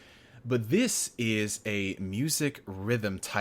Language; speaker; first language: English; native; English